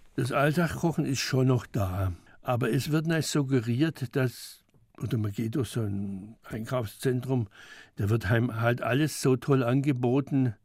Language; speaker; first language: German; native; German